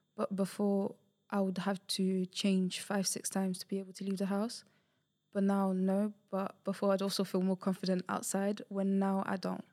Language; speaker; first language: English; early bilingual, other home language; Portuguese